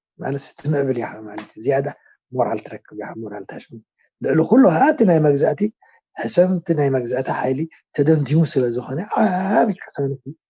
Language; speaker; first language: Tigrinya; non-native, local second language; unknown